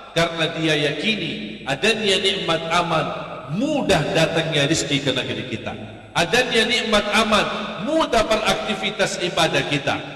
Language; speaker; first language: Malay; non-native, fluent; Arabic